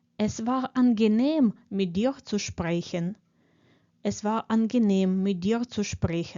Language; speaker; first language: German; non-native, fluent; Ukrainian